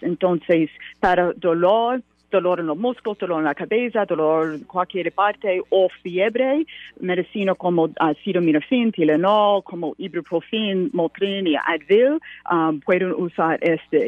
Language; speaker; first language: Spanish; non-native, learner; English